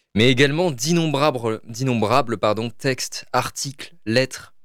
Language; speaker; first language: French; native; French